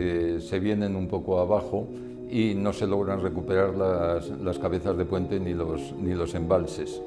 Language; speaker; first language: Spanish; native; Spanish